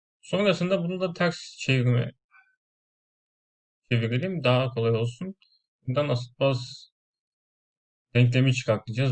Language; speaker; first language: Turkish; native; Turkish